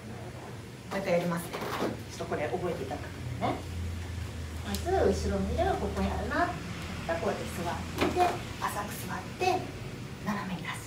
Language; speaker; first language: Japanese; native; Japanese